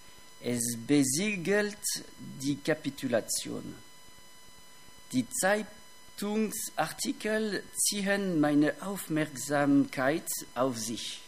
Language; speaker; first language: German; non-native, fluent; French